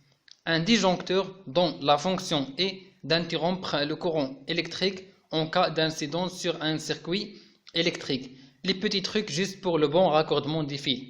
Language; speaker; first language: French; non-native, local second language; Arabic